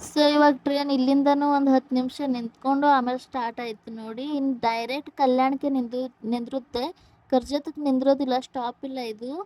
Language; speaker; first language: Kannada; native; Kannada